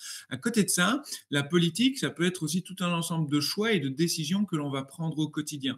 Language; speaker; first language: French; native; French